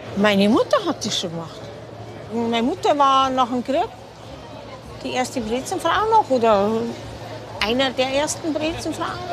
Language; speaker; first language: German; native; German